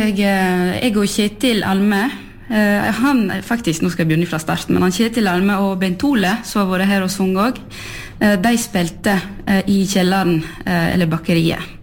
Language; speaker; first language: Norwegian; early bilingual, heritage; French